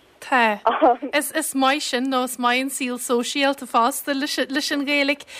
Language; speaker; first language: Irish; native; Irish